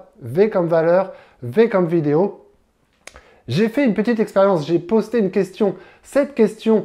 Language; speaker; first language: French; native; French